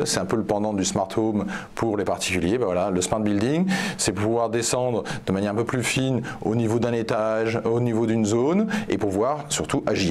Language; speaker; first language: French; native; French